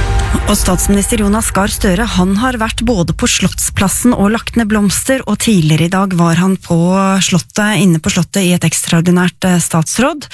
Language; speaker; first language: Norwegian; native; Norwegian